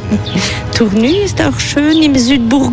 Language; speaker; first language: German; non-native, fluent; French